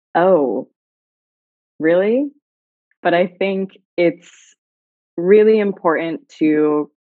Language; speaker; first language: English; native; English